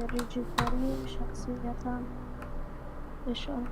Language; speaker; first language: Persian; native; Persian